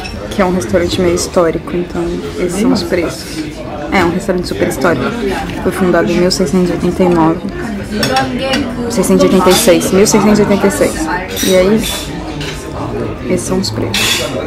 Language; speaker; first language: Portuguese; native; Portuguese